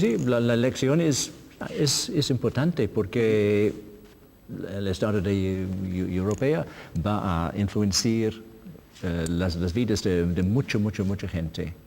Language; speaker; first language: Spanish; non-native, learner; English